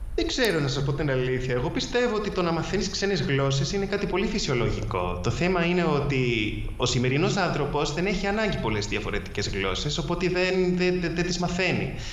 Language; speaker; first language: Greek; early bilingual, heritage; English